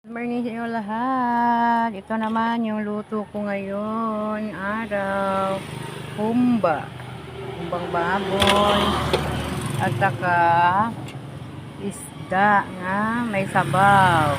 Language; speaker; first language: Filipino; non-native, local second language; Hiligaynon